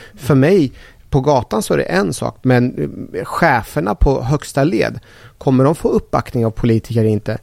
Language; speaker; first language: Swedish; early bilingual, other home language; Persian